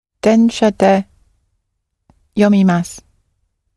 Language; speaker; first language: Japanese; non-native, learner; English